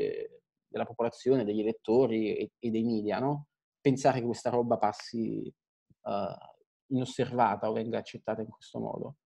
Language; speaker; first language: Italian; native; Italian